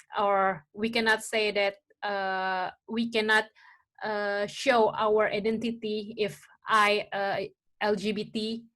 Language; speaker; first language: English; non-native, local second language; Indonesian